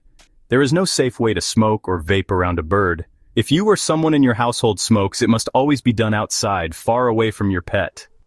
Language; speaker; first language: English; native; English